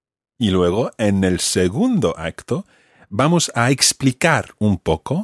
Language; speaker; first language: Spanish; non-native, fluent; English